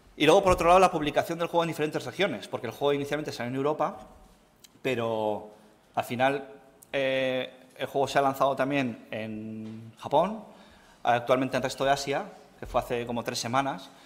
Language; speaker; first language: Spanish; native; Spanish